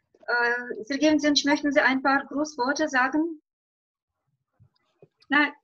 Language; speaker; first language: German; non-native, fluent; Russian